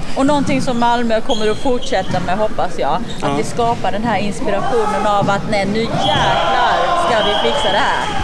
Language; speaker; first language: Swedish; native; Swedish